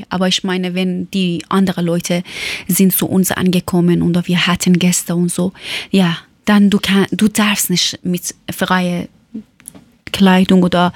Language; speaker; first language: German; non-native, learner; Persian